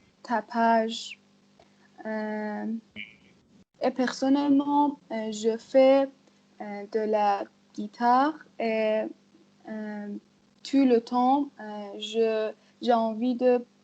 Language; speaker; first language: French; non-native, learner; Persian